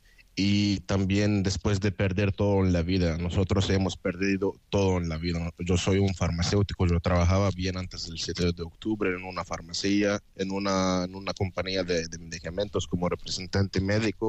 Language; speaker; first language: Spanish; non-native, fluent; Arabic